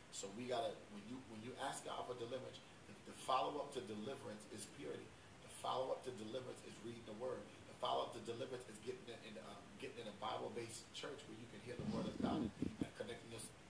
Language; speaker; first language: English; native; English